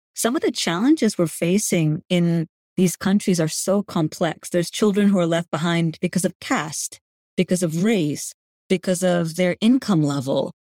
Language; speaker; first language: English; non-native, fluent; Gujarati